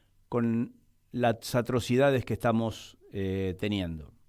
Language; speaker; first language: Spanish; native; Spanish